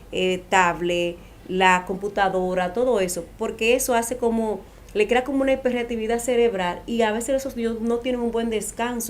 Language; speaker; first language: Spanish; native; Spanish